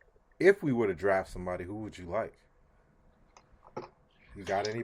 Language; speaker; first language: English; native; English